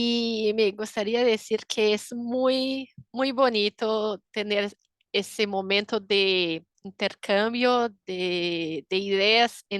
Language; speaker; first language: Spanish; non-native, fluent; Portuguese